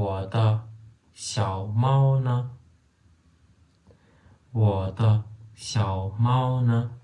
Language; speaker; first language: Chinese; non-native, fluent; Turkmen